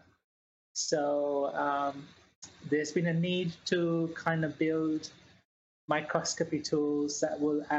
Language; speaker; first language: English; native; English